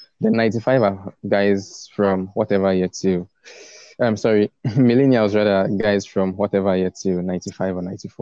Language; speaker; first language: English; non-native, local second language; Yoruba